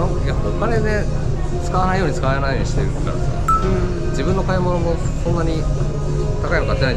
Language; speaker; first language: Japanese; native; Japanese